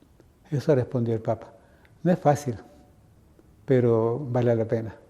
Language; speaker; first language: Spanish; native; Spanish